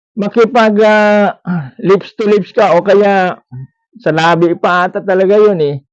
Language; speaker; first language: Filipino; non-native, local second language; Cebuano